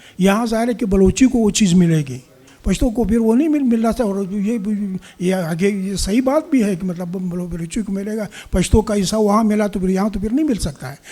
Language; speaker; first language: Urdu; non-native, local second language; Pashto